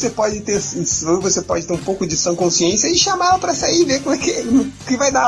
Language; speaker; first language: Portuguese; native; Portuguese